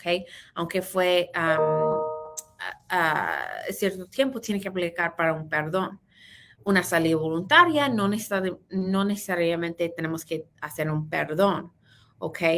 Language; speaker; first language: Spanish; early bilingual, heritage; Spanish